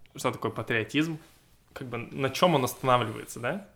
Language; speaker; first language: Russian; native; Russian